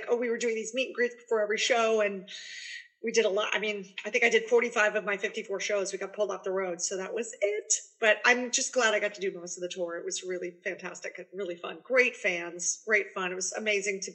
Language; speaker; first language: English; native; English